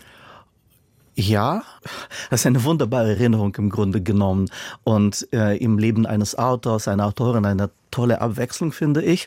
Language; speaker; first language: German; non-native, fluent; Russian